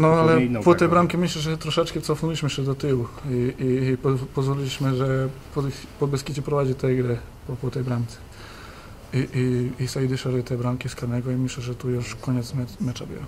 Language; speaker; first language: Polish; non-native, learner; Serbian